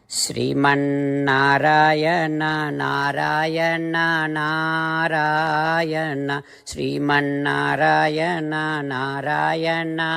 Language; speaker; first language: Telugu; native; Telugu